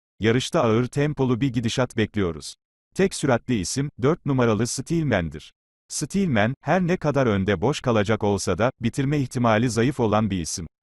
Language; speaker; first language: Turkish; native; Turkish